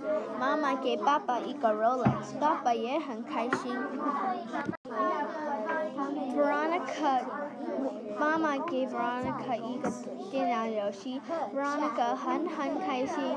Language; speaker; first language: Chinese; non-native, learner; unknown